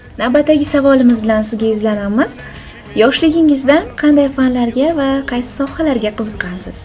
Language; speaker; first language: Uzbek; native; Uzbek